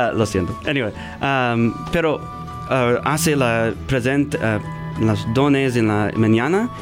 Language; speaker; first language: Spanish; non-native, learner; English